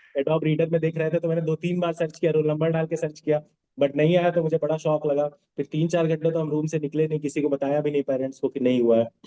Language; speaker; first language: Hindi; non-native, local second language; Bhojpuri